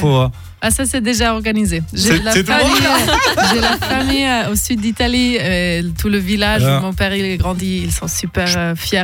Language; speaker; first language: French; non-native, local second language; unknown